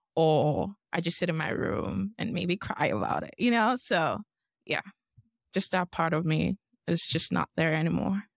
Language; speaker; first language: English; non-native, local second language; Yoruba